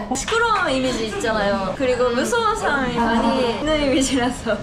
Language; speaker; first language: Korean; non-native, fluent; Japanese